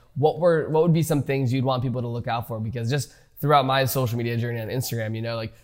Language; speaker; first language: English; native; English